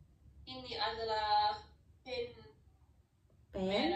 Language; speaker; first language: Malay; non-native, learner; English